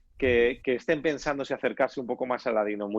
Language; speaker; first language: Spanish; native; Spanish